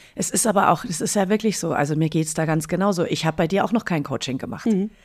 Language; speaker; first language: German; native; German